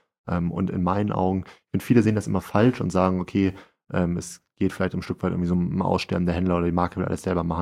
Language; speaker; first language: German; native; German